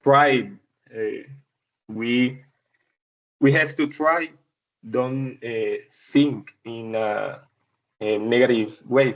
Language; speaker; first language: English; non-native, learner; Spanish